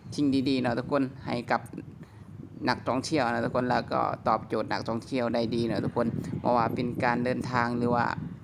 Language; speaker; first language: Thai; native; Thai